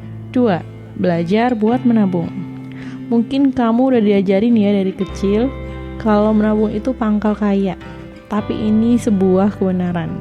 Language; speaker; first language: Indonesian; native; Indonesian